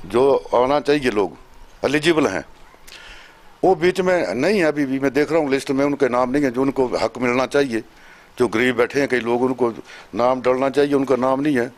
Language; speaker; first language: Hindi; native; Hindi